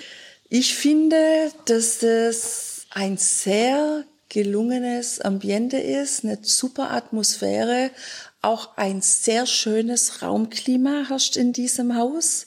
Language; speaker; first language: German; native; German